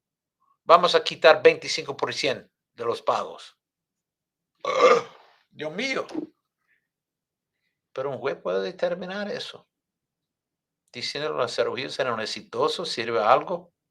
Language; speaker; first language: Spanish; non-native, fluent; English